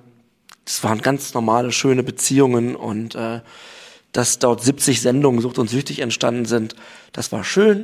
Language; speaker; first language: German; native; German